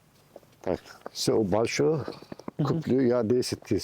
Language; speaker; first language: Russian; non-native, learner; Turkish